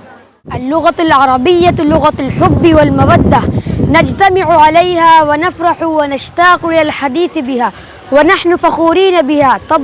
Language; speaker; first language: Arabic; non-native, learner; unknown